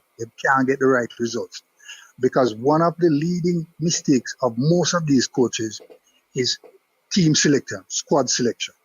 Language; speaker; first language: English; non-native, local second language; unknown